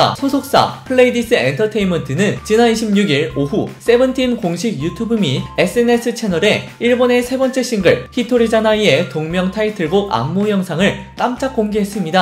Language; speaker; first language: Korean; native; Korean